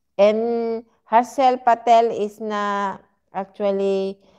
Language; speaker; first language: English; non-native, learner; Filipino